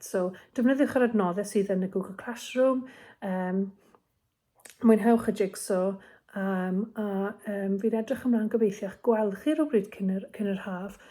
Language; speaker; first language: Welsh; native; Welsh